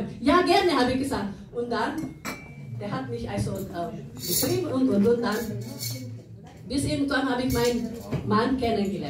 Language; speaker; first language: German; non-native, fluent; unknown